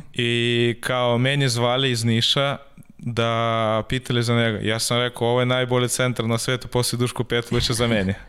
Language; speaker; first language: Serbian; non-native, learner; Russian